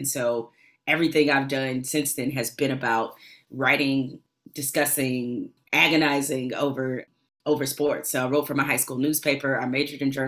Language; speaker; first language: English; native; English